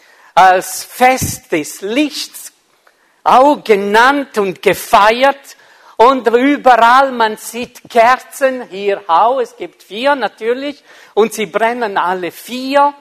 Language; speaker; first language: German; non-native, fluent; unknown